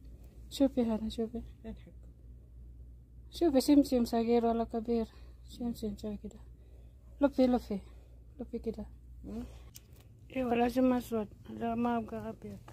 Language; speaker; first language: Arabic; non-native, learner; Filipino